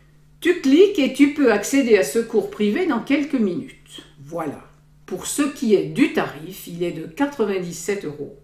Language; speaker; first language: French; native; French